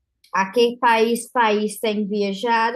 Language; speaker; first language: Portuguese; non-native, fluent; English